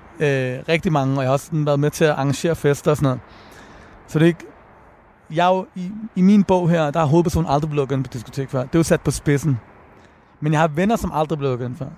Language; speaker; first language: Danish; early bilingual, other home language; Persian